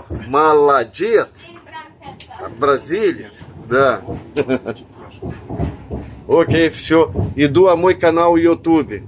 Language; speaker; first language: Russian; non-native, learner; Portuguese